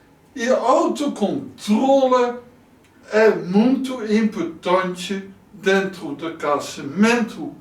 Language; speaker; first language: Portuguese; non-native, learner; Dutch